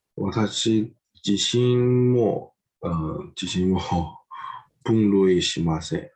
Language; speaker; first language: Japanese; non-native, learner; Chinese